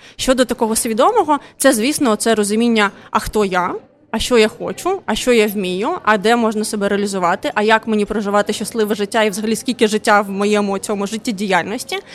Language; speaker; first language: Ukrainian; non-native, local second language; Russian